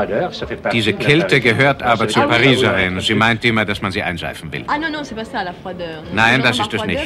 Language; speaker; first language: German; native; German